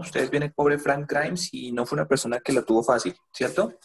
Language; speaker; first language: Spanish; native; Spanish